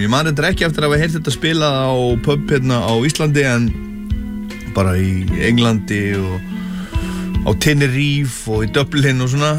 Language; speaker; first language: Icelandic; native; Icelandic